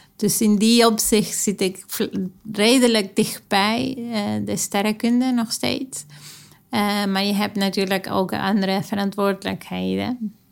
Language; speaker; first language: Dutch; non-native, fluent; Spanish